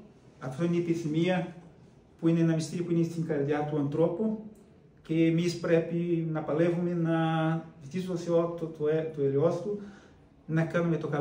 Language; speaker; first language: Greek; non-native, fluent; Portuguese